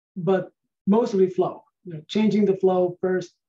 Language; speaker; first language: English; non-native, fluent; Spanish